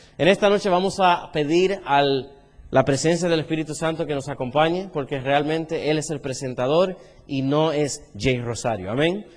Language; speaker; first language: Spanish; early bilingual, heritage; Spanish